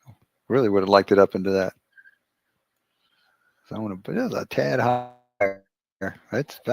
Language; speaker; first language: English; native; English